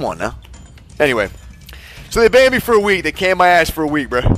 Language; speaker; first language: English; native; English